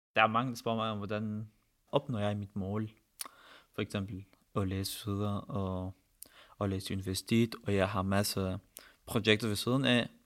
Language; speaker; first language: Danish; non-native, fluent; Arabic